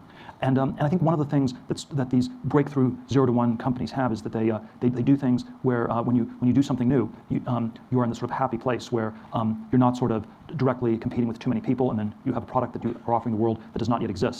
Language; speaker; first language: English; native; English